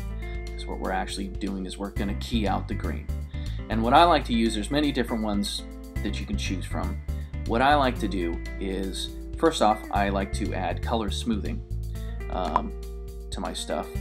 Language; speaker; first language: English; native; English